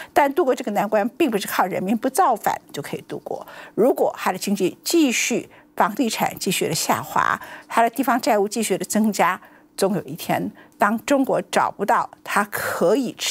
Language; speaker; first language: Chinese; native; Chinese